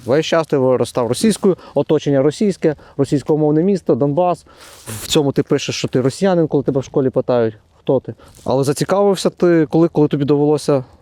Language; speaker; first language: Ukrainian; native; Ukrainian